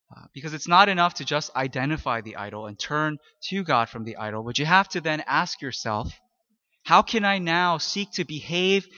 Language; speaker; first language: English; native; English